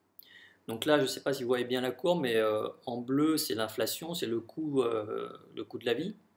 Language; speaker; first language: French; native; French